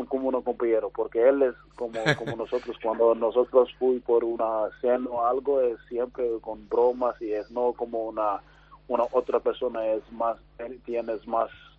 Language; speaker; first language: Spanish; non-native, learner; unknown